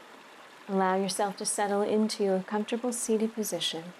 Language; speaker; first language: English; native; English